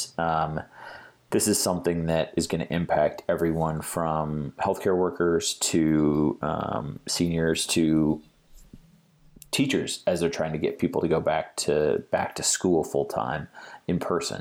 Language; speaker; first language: English; native; English